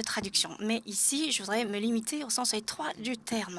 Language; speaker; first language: French; non-native, fluent; Japanese